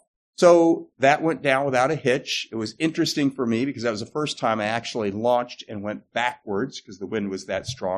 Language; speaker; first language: English; native; English